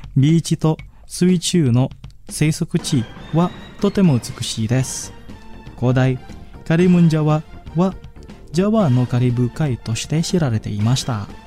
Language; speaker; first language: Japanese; non-native, fluent; Indonesian